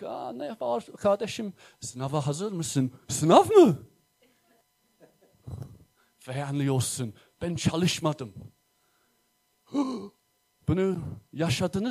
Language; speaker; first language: Turkish; non-native, fluent; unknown